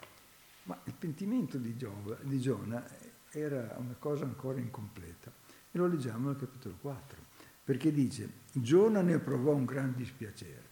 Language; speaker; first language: Italian; native; Italian